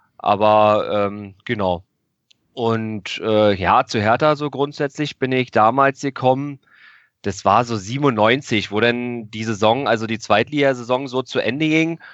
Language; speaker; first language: German; native; German